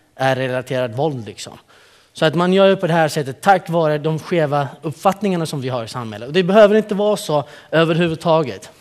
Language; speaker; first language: Swedish; early bilingual, other home language; Central Kurdish